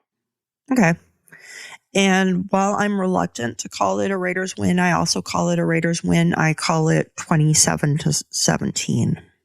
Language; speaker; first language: English; native; English